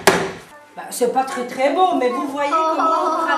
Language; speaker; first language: French; native; French